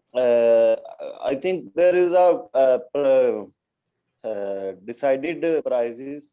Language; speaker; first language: English; non-native, learner; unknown